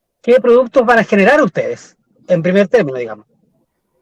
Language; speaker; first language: Spanish; native; Spanish